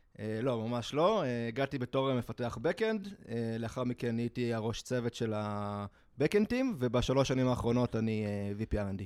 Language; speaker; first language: Hebrew; native; Hebrew